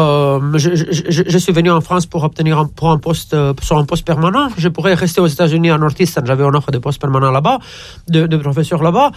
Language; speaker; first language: French; non-native, fluent; Romanian